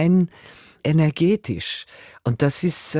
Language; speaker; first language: German; native; German